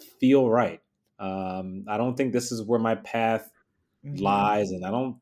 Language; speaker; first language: English; native; English